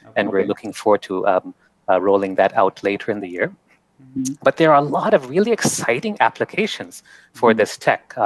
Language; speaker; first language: English; native; English